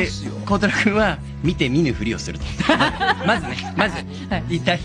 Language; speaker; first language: Japanese; native; Japanese